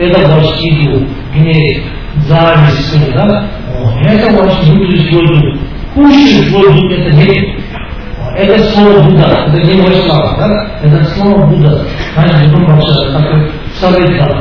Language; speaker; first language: Russian; non-native, learner; Tibetan